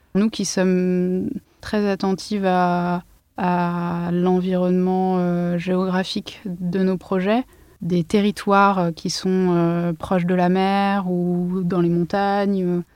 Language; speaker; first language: French; native; French